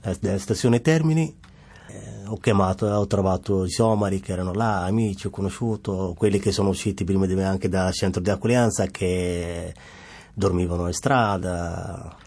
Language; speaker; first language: Italian; non-native, fluent; Somali